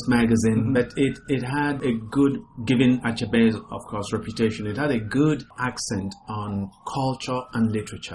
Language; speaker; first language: English; non-native, local second language; Igbo